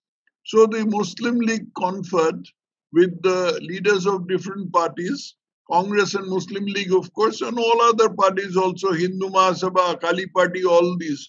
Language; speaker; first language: English; non-native, local second language; Bangla